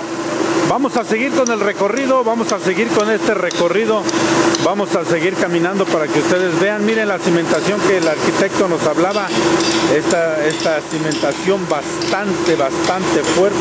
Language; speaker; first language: Spanish; native; Spanish